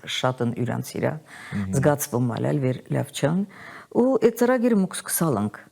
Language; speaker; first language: Armenian; native; Armenian